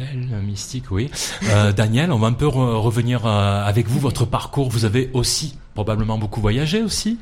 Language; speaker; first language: French; native; French